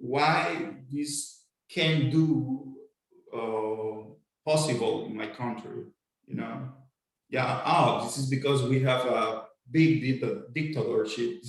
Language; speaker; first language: English; non-native, fluent; Spanish